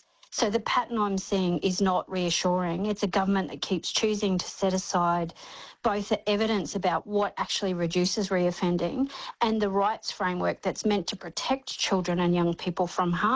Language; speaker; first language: English; native; English